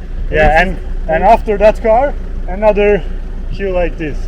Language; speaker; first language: English; non-native, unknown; Turkish